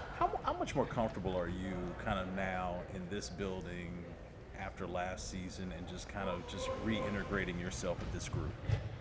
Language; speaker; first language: English; native; English